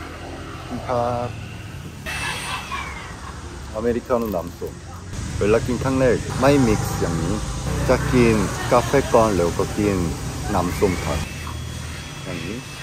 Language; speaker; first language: Thai; non-native, learner; Korean